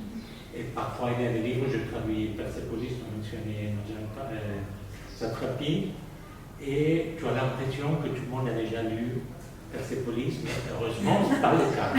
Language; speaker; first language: French; non-native, fluent; Spanish